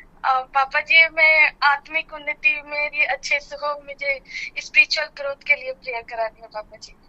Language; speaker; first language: Hindi; non-native, local second language; Kannada